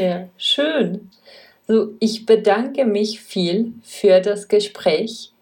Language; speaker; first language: German; non-native, fluent; Czech